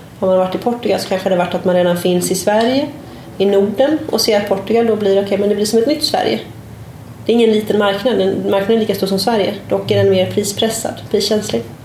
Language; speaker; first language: Swedish; native; Swedish